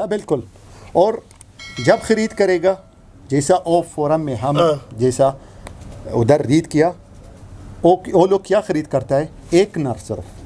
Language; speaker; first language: Hindi; non-native, learner; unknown